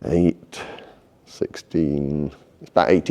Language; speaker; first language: English; native; English